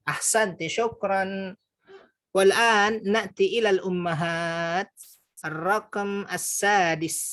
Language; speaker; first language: Arabic; non-native, fluent; Indonesian